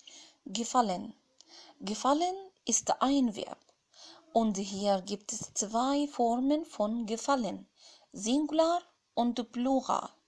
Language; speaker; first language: German; non-native, fluent; Arabic